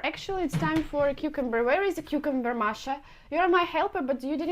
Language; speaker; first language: English; non-native, fluent; Russian